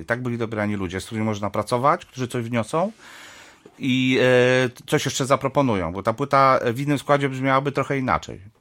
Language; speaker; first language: Polish; native; Polish